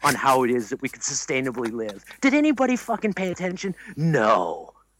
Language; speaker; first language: English; early bilingual, other home language; German